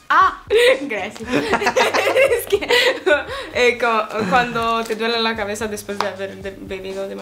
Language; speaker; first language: Spanish; non-native, fluent; Romanian